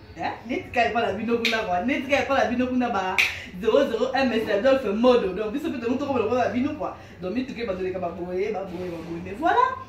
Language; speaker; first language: Lingala; native; Lingala